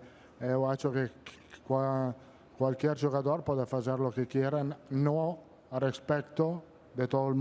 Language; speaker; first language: Portuguese; non-native, learner; Italian